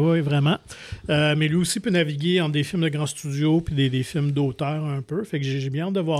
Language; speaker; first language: French; native; French